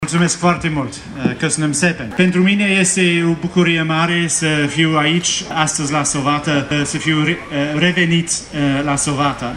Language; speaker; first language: Romanian; non-native, fluent; English